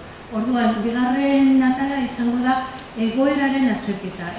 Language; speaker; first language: Basque; native; Basque